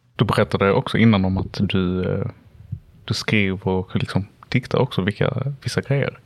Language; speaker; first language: Swedish; native; Swedish